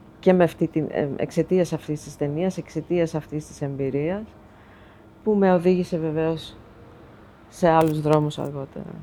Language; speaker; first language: Greek; early bilingual, heritage; Greek